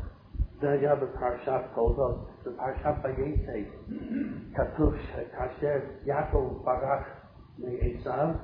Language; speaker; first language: Hebrew; non-native, fluent; English